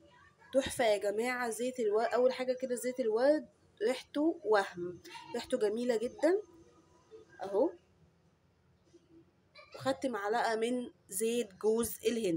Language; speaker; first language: Arabic; native; Arabic